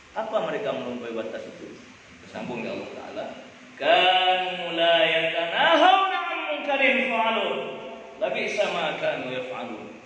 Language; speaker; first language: Malay; non-native, local second language; Achinese